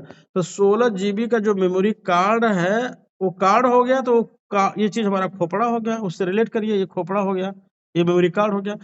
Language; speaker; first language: Hindi; native; Hindi